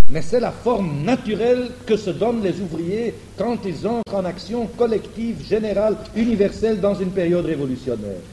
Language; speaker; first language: French; non-native, fluent; German